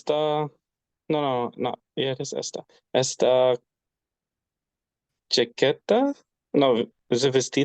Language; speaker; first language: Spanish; non-native, learner; English